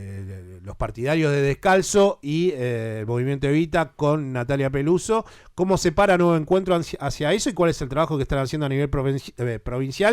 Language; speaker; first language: Spanish; native; Spanish